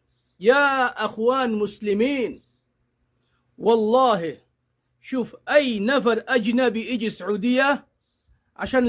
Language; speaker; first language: Arabic; non-native, learner; Bangla